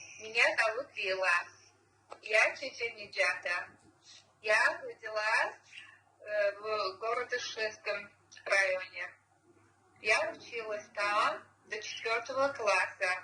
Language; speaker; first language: Russian; non-native, local second language; Azerbaijani